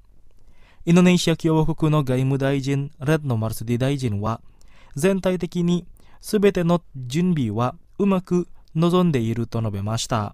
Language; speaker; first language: Japanese; non-native, fluent; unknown